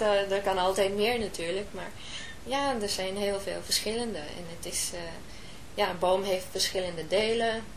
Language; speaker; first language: Dutch; non-native, fluent; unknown